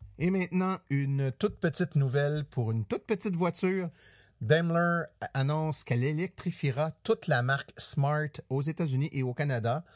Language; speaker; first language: French; native; French